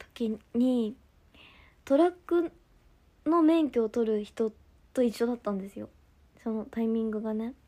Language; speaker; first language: Japanese; native; Japanese